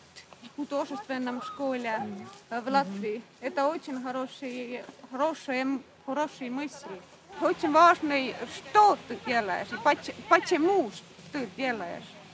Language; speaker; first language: Russian; non-native, learner; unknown